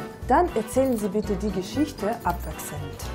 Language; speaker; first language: German; non-native, fluent; Russian